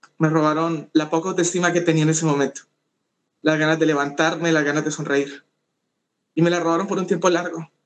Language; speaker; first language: Spanish; native; Spanish